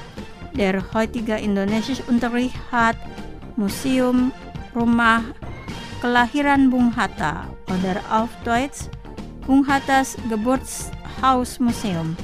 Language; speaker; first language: German; non-native, fluent; Indonesian